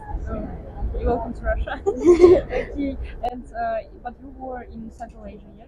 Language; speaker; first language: English; non-native, fluent; Russian